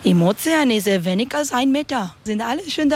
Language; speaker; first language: German; non-native, learner; Spanish